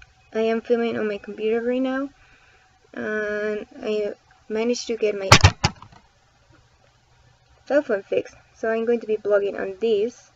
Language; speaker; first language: English; non-native, fluent; Spanish